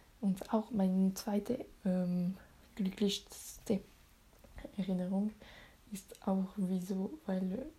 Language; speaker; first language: German; non-native, learner; French